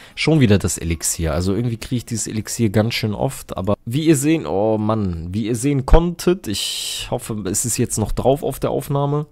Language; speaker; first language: German; native; German